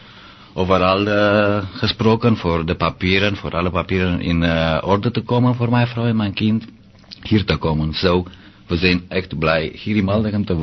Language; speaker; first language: Dutch; non-native, learner; Romanian